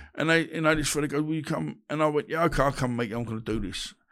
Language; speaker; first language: English; native; English